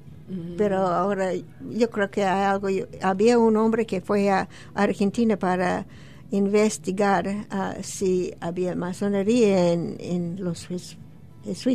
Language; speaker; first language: Spanish; non-native, fluent; English